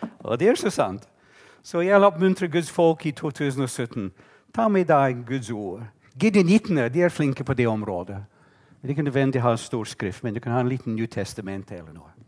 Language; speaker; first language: Norwegian; non-native, fluent; English